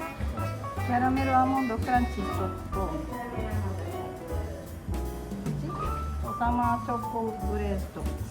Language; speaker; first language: Japanese; non-native, fluent; Filipino